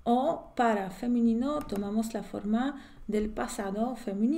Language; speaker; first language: Spanish; non-native, fluent; Polish